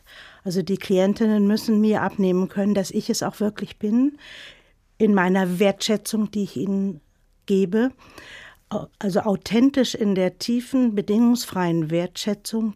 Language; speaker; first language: German; native; German